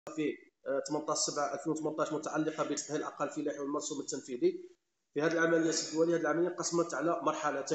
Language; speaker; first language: Arabic; native; Arabic